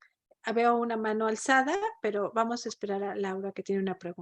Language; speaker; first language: Spanish; native; Spanish